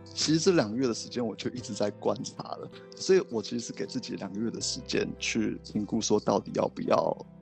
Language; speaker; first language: Chinese; native; Chinese